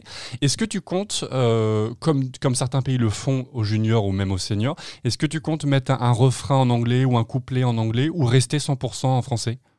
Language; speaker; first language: French; native; French